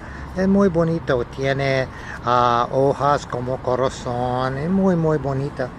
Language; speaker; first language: Spanish; non-native, learner; English